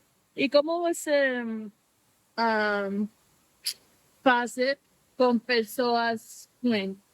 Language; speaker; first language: Portuguese; non-native, learner; English